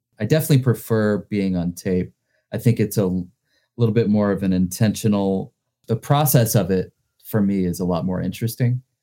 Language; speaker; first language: English; native; English